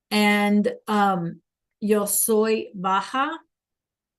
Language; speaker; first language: Spanish; non-native, learner; English